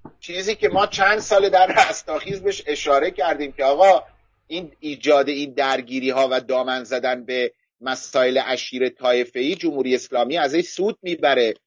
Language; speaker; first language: Persian; non-native, local second language; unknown